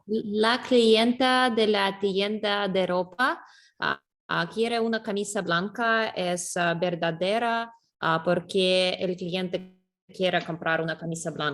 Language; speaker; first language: Spanish; non-native, learner; English